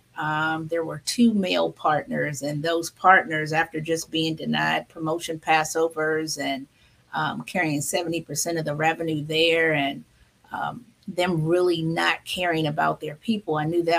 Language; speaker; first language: English; native; English